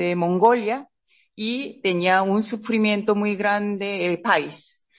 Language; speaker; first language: Spanish; non-native, learner; Korean